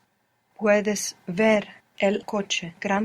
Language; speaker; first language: Spanish; non-native, learner; English